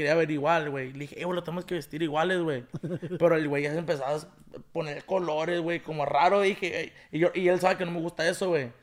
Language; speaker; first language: Spanish; early bilingual, heritage; Spanish